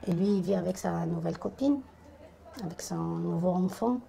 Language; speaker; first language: French; non-native, fluent; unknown